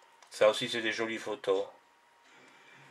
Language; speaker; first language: French; native; French